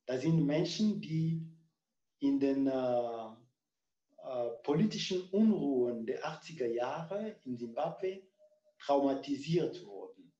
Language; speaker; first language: German; non-native, fluent; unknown